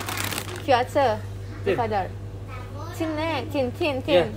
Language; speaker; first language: Turkish; non-native, learner; Indonesian